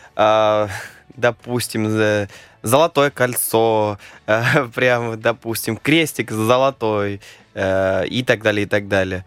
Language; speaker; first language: Russian; non-native, fluent; Spanish